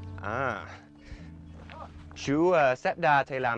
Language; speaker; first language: Vietnamese; non-native, learner; English